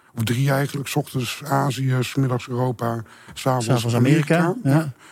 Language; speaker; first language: Dutch; native; Dutch